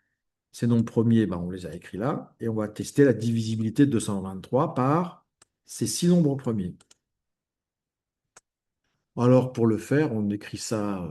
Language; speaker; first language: French; native; French